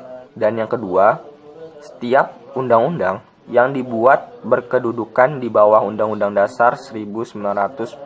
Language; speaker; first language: Indonesian; native; Indonesian